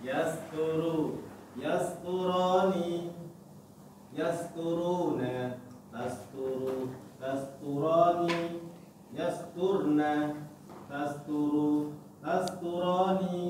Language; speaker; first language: Arabic; non-native, learner; Indonesian